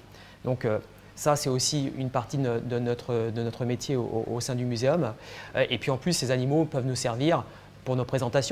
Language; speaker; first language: French; native; French